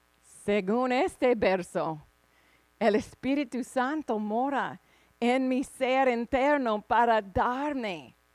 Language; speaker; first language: Spanish; non-native, fluent; English